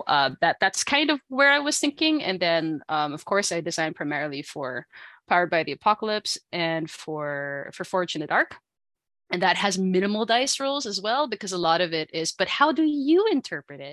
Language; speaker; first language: English; non-native, local second language; Filipino